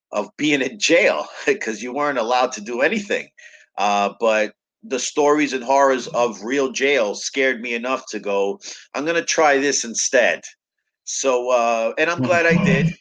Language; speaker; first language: English; native; English